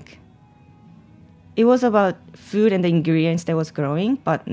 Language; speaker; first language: English; non-native, fluent; Korean